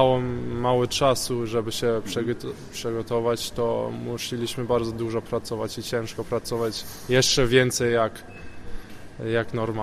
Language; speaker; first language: Polish; early bilingual, heritage; Polish